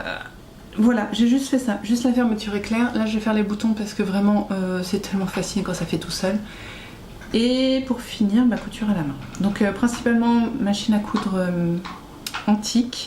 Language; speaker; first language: French; native; French